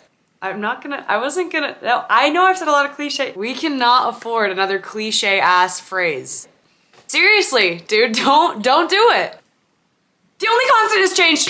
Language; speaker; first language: English; native; English